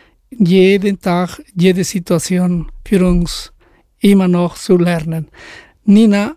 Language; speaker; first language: German; non-native, fluent; Spanish